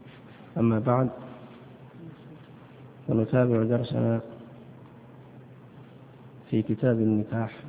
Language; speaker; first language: Arabic; native; Arabic